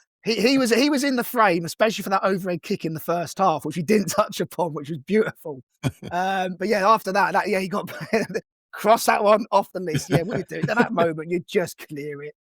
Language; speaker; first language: English; native; English